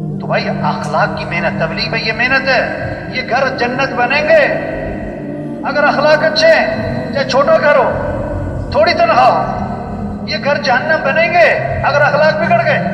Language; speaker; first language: Urdu; non-native, local second language; Pashto